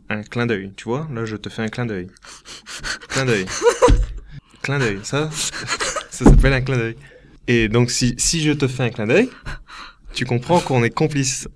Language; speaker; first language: French; native; French